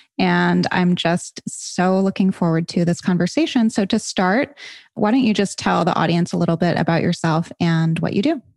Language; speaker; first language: English; native; English